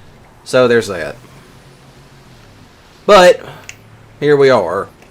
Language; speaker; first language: English; native; English